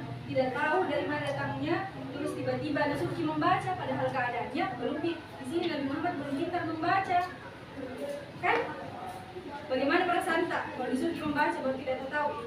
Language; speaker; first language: Indonesian; native; Indonesian